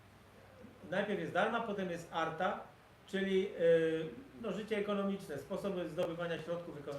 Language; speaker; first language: Polish; native; Polish